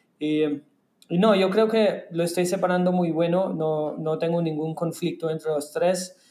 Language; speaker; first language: Spanish; non-native, fluent; German